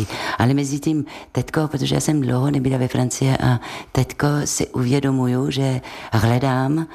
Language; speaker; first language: Czech; non-native, fluent; French